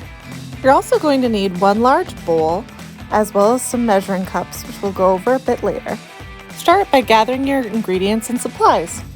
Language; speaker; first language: English; native; English